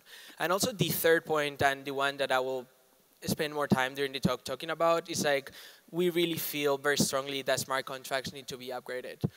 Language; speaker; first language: English; non-native, fluent; Spanish